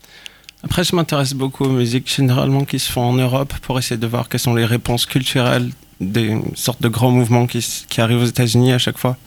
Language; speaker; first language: French; native; French